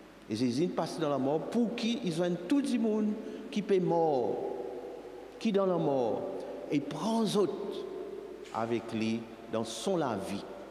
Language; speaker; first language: French; non-native, local second language; Seselwa Creole French